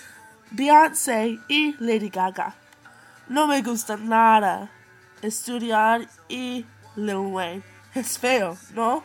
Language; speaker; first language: Spanish; non-native, learner; English